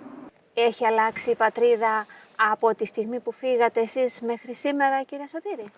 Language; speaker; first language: Greek; native; Greek